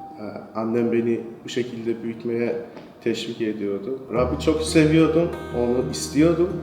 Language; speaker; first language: Turkish; non-native, fluent; Persian